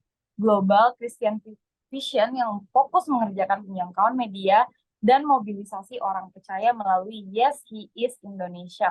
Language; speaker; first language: Indonesian; native; Indonesian